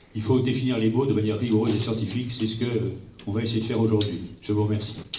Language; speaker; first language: French; native; French